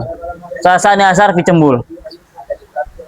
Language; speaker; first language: Arabic; non-native, fluent; Indonesian